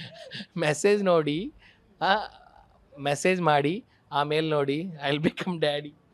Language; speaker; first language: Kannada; non-native, learner; Telugu